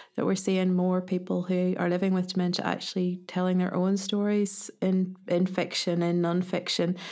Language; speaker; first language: English; native; English